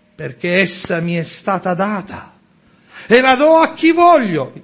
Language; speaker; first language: Italian; native; Italian